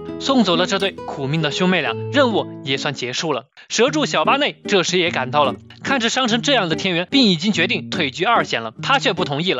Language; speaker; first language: Chinese; native; Chinese